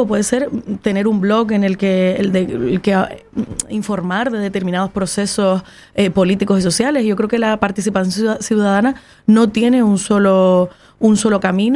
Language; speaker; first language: Spanish; native; Spanish